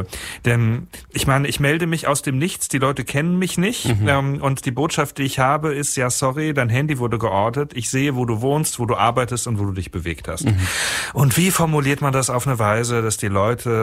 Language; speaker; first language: German; native; German